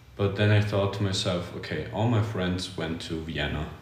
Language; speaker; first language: English; early bilingual, other home language; Polish